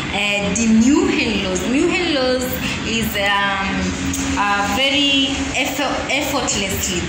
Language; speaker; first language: German; non-native, learner; English